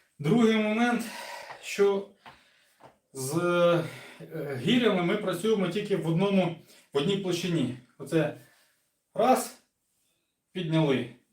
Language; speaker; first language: Ukrainian; non-native, local second language; Russian